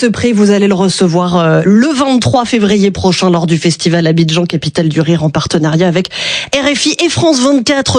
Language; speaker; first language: French; native; French